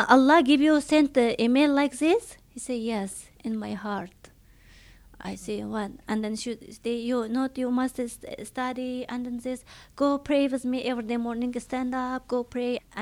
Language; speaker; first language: English; non-native, learner; Chinese